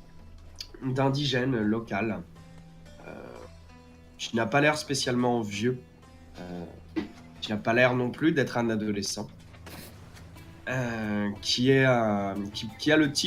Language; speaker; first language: French; native; French